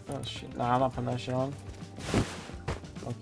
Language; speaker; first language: English; native; English